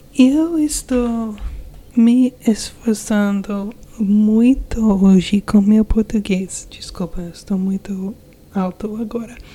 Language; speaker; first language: Portuguese; non-native, learner; English